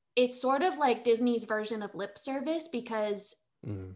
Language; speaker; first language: English; early bilingual, other home language; Vietnamese